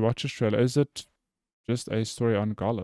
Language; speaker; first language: English; native; English